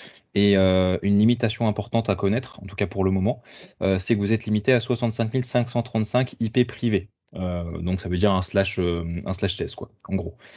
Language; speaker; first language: French; native; French